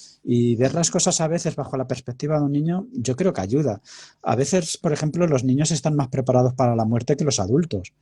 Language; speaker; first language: Spanish; native; Spanish